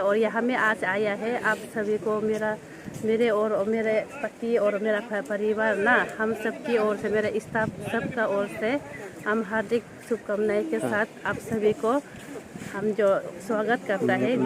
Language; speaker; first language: Hindi; non-native, local second language; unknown